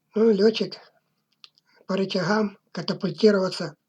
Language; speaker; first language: Russian; non-native, local second language; Ukrainian